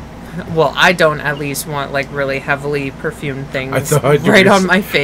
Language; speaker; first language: English; native; English